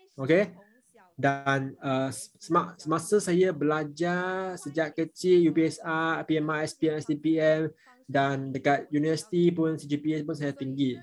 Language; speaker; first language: Malay; non-native, local second language; Chinese